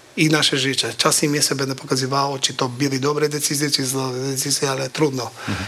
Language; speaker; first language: Polish; non-native, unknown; Albanian